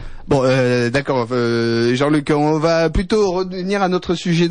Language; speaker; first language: French; native; French